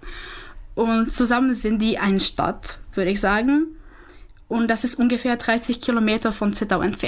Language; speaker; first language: German; non-native, fluent; Czech